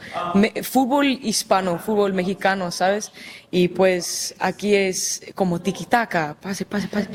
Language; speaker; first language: Spanish; early bilingual, heritage; Spanish